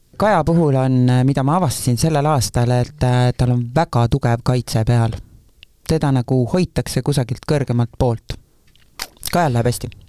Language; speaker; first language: Estonian; native; Estonian